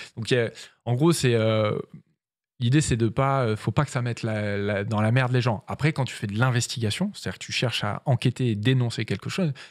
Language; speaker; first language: French; native; French